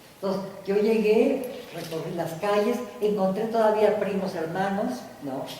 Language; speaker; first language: Spanish; native; Spanish